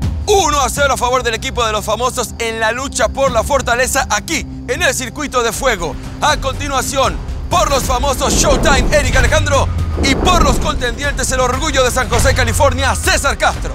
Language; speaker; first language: Spanish; native; Spanish